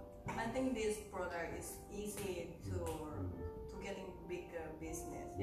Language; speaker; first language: English; non-native, learner; Thai